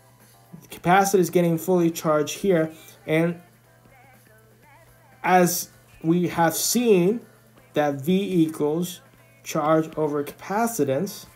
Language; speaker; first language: English; native; English